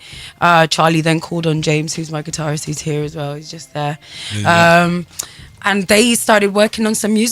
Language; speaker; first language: English; native; English